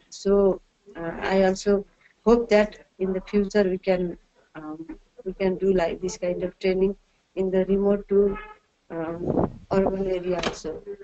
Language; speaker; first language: English; non-native, learner; Nepali